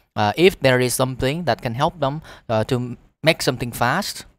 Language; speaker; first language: English; non-native, fluent; Vietnamese